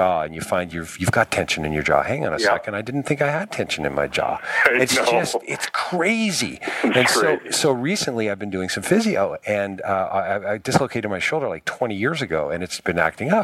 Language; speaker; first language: English; native; English